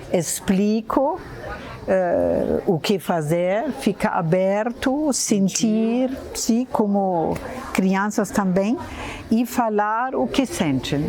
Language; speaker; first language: Portuguese; non-native, fluent; German